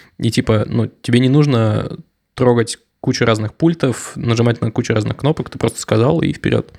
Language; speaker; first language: Russian; native; Russian